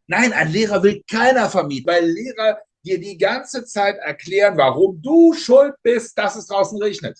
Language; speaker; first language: German; native; German